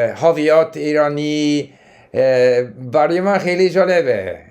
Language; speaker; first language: Persian; non-native, learner; English